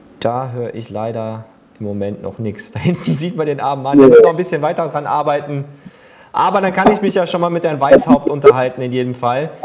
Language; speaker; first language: German; native; German